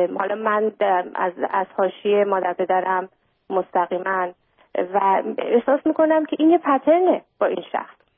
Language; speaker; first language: Persian; early bilingual, heritage; Persian